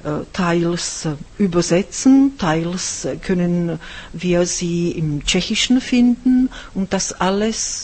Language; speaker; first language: German; non-native, fluent; Czech